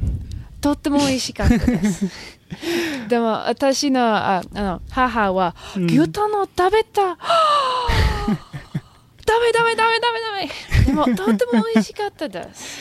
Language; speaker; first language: Japanese; non-native, learner; English